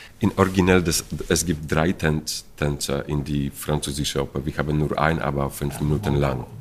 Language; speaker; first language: German; non-native, fluent; Polish